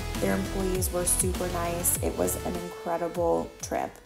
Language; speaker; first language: English; native; English